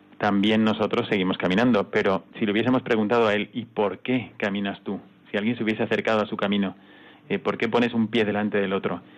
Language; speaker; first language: Spanish; native; Spanish